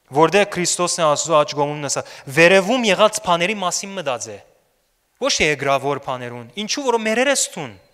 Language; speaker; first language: Armenian; early bilingual, heritage; Armenian